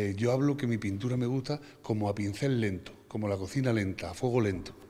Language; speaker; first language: Spanish; native; Spanish